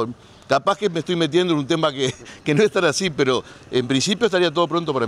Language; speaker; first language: Spanish; native; Spanish